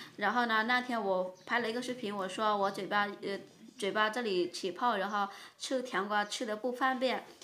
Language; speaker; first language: Chinese; non-native, fluent; Lao